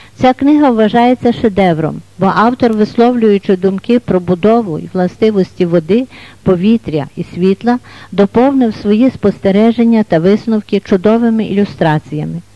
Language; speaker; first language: Ukrainian; native; Ukrainian